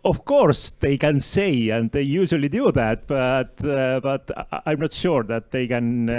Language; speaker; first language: English; non-native, fluent; Estonian